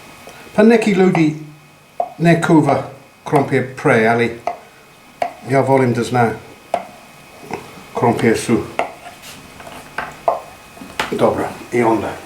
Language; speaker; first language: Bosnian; non-native, learner; English